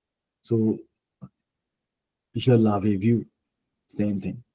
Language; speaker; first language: French; non-native, fluent; Punjabi